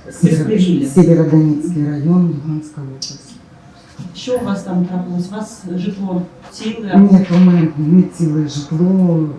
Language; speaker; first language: Ukrainian; native; Ukrainian